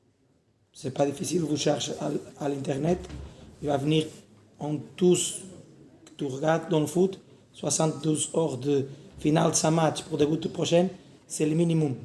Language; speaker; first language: French; non-native, learner; Portuguese